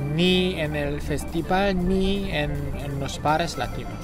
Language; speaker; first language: Spanish; non-native, fluent; Korean